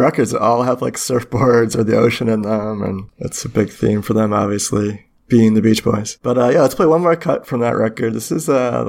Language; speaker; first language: English; native; English